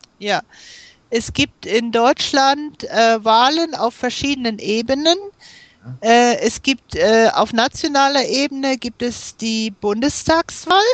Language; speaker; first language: German; native; German